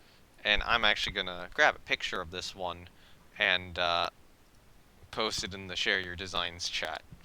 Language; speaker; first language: English; native; English